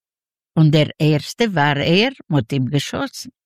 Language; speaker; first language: German; non-native, learner; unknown